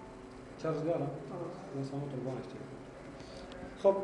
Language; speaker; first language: Persian; non-native, local second language; Pashto